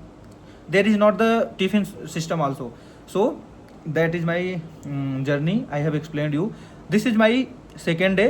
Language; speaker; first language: English; non-native, learner; Hindi